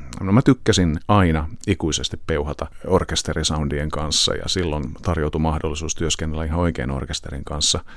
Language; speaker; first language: Finnish; native; Finnish